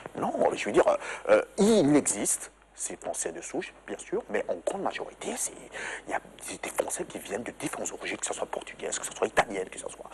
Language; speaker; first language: French; non-native, local second language; Lingala